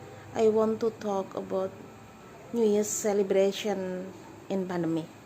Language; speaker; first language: English; non-native, learner; Indonesian